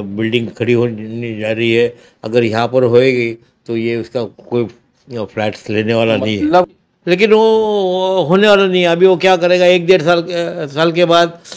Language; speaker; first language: Hindi; non-native, local second language; Marathi